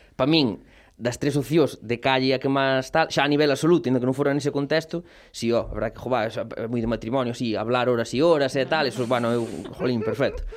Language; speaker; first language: Galician; non-native, local second language; Spanish